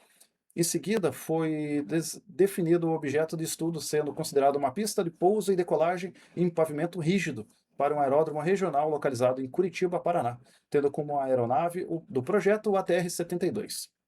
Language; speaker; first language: Portuguese; native; Portuguese